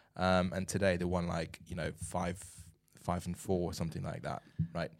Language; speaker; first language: English; non-native, fluent; Chinese